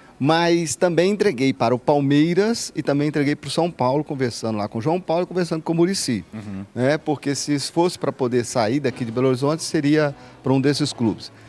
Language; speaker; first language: Portuguese; native; Portuguese